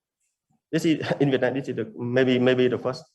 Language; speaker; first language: English; non-native, learner; Vietnamese